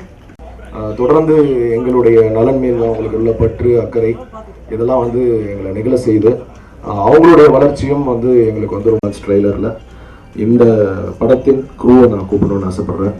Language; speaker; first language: Tamil; native; Tamil